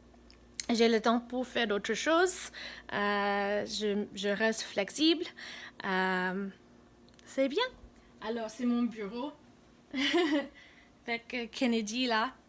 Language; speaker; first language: French; non-native, fluent; English